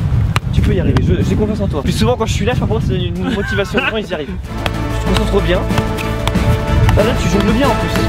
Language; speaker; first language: French; native; French